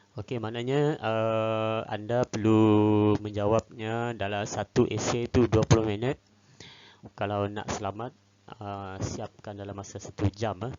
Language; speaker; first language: Malay; native; Malay